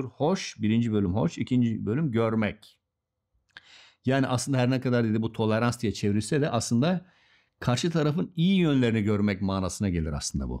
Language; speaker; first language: Turkish; native; Turkish